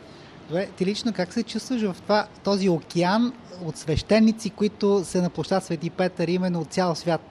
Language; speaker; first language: Bulgarian; native; Bulgarian